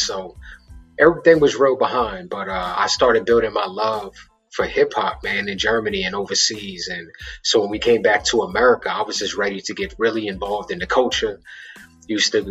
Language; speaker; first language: English; native; English